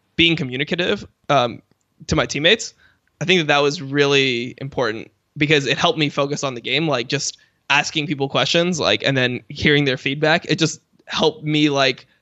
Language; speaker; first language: English; native; English